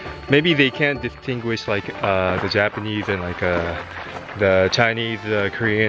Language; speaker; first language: English; non-native, fluent; Japanese